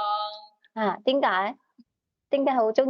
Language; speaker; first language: Cantonese; native; Cantonese